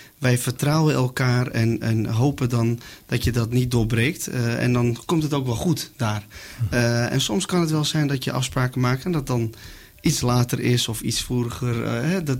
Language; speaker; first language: Dutch; early bilingual, other home language; Kurdish